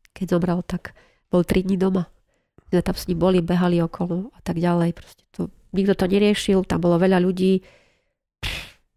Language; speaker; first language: Slovak; native; Slovak